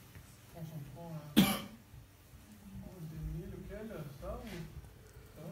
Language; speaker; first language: French; non-native, learner; German